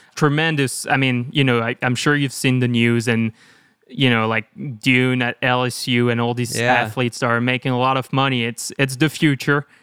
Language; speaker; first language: English; non-native, fluent; French